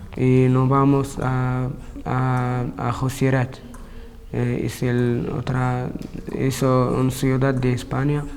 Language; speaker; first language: Spanish; non-native, learner; Arabic